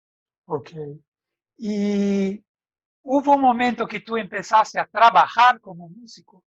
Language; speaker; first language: Spanish; non-native, fluent; Portuguese